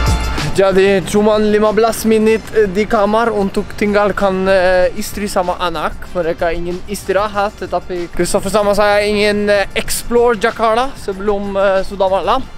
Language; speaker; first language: Indonesian; non-native, fluent; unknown